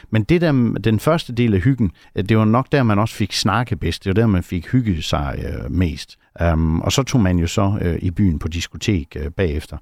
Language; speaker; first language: Danish; native; Danish